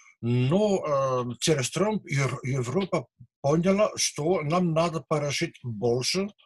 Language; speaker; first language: Russian; non-native, learner; Dutch